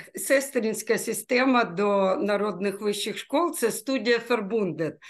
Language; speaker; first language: Ukrainian; non-native, local second language; Russian